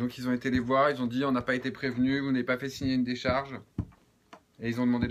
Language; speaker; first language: French; native; French